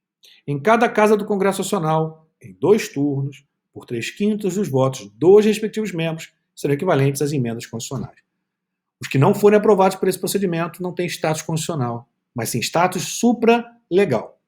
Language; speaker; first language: Portuguese; native; Portuguese